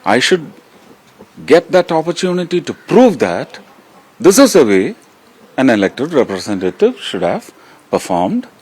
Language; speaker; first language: English; non-native, local second language; Malayalam